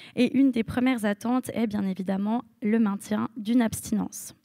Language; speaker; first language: French; native; French